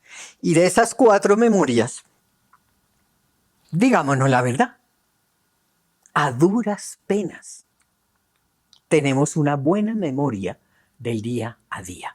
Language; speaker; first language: Spanish; native; Spanish